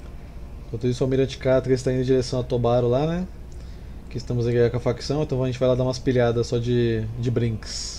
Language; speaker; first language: Portuguese; native; Portuguese